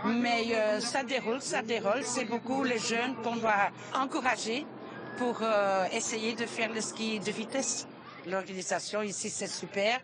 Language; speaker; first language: French; non-native, local second language; Dutch